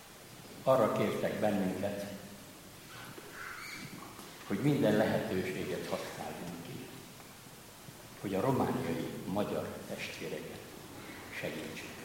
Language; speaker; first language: Hungarian; native; Hungarian